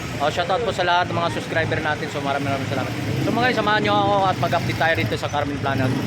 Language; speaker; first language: Filipino; native; Filipino